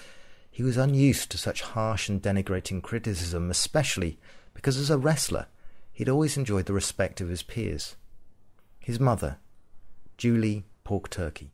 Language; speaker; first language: English; native; English